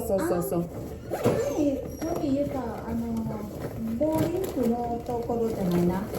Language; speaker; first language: Japanese; non-native, learner; Filipino